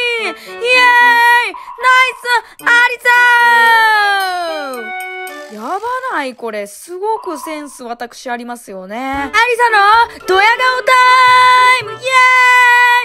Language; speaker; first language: Japanese; native; Japanese